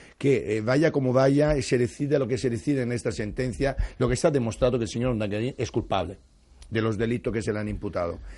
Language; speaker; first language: Spanish; non-native, fluent; Italian